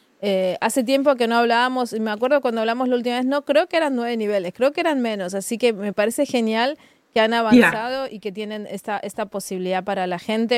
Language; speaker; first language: Spanish; native; Spanish